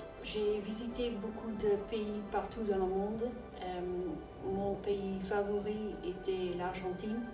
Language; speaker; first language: French; non-native, local second language; Dutch